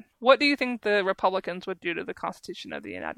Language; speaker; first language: English; native; English